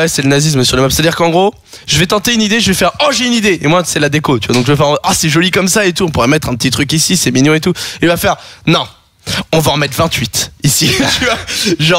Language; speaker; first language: French; native; French